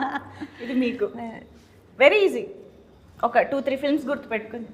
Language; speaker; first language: Telugu; native; Telugu